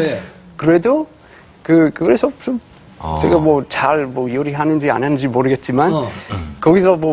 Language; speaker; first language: Korean; non-native, fluent; English